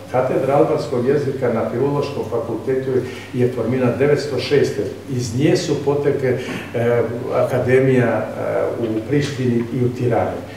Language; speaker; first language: Serbian; non-native, local second language; Albanian